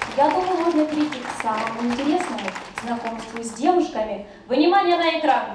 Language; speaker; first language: Russian; native; Russian